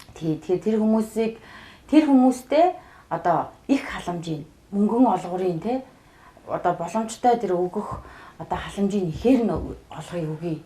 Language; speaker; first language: Mongolian; native; Mongolian